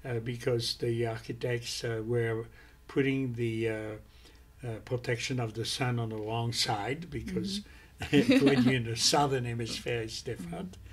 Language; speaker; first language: English; non-native, fluent; French